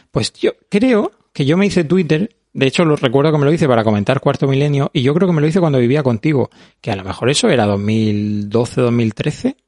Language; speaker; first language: Spanish; native; Spanish